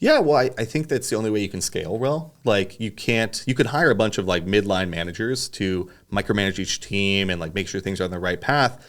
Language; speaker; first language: English; native; English